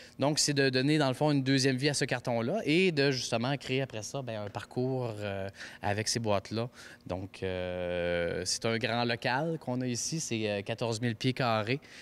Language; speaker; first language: French; native; French